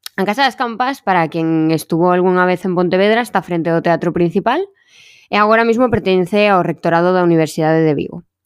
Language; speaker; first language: Galician; non-native, local second language; Spanish